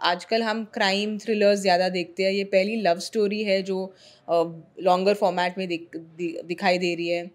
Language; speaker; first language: Hindi; non-native, local second language; Marathi